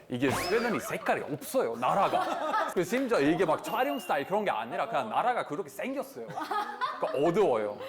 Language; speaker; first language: Korean; non-native, fluent; Swedish